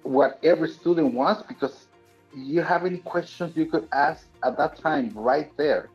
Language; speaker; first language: English; native; English